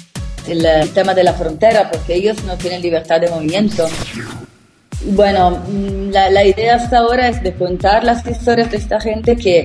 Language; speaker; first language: Spanish; non-native, fluent; Italian